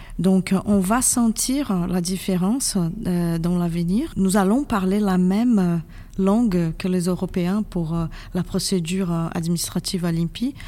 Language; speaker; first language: French; non-native, fluent; Portuguese